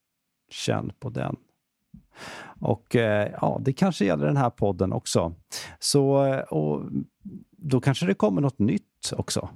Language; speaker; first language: Swedish; native; Swedish